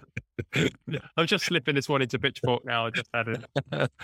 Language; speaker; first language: English; native; English